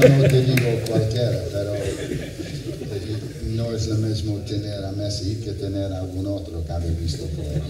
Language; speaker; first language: Spanish; non-native, fluent; English